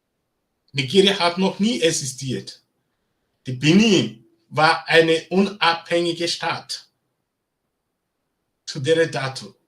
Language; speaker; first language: German; non-native, learner; Bini